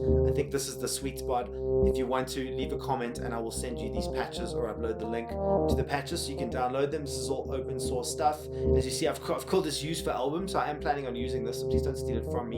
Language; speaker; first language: English; native; English